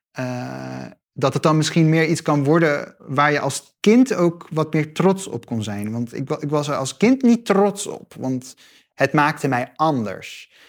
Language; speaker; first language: Dutch; early bilingual, other home language; Arabic